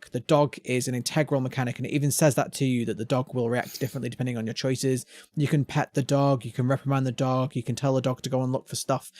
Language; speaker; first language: English; native; English